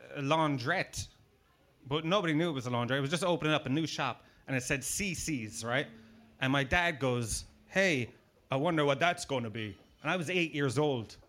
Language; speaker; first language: English; native; English